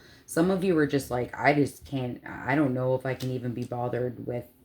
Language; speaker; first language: English; native; English